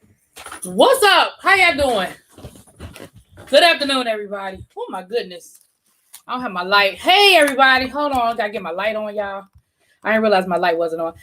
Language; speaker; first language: English; native; English